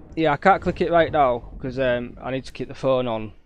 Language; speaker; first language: English; native; English